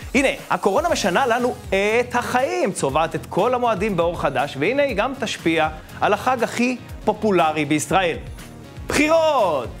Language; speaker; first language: Hebrew; native; Hebrew